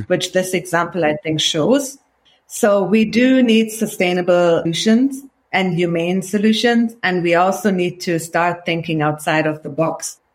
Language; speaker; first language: English; non-native, fluent; German